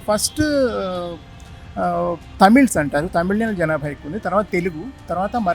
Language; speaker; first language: Telugu; native; Telugu